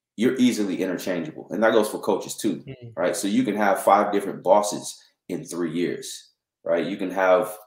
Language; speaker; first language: English; native; English